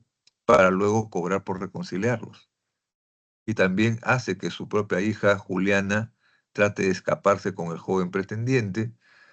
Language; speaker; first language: Spanish; native; Spanish